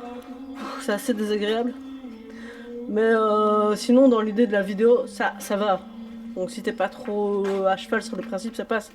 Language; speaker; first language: French; native; French